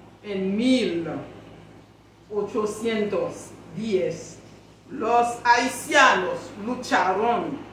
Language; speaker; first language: Spanish; non-native, learner; Haitian Creole